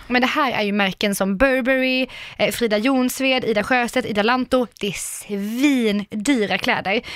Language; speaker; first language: Swedish; native; Swedish